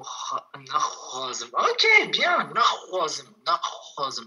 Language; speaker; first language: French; non-native, fluent; Kurdish